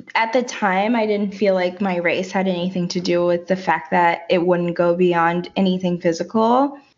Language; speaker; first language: English; early bilingual, other home language; Haitian Creole